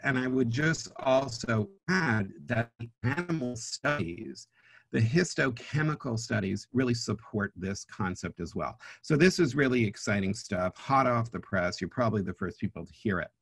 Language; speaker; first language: English; native; English